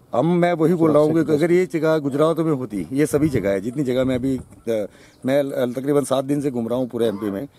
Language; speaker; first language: Hindi; non-native, local second language; Gujarati